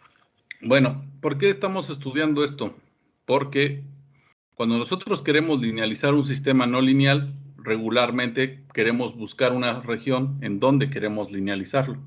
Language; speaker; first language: Spanish; native; Spanish